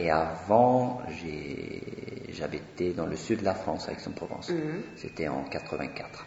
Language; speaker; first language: French; non-native, fluent; Swedish